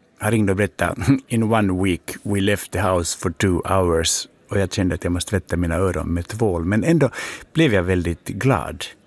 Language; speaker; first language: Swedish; native; Swedish